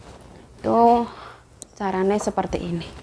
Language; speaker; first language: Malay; non-native, local second language; Javanese